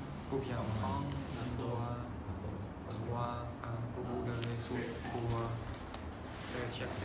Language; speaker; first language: French; non-native, learner; Khmer